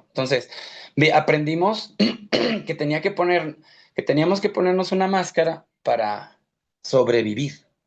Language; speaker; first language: Spanish; native; Spanish